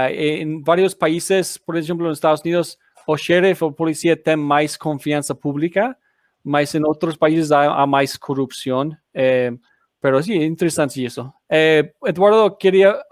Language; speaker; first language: Portuguese; non-native, learner; English